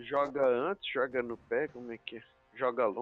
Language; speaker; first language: Portuguese; native; Portuguese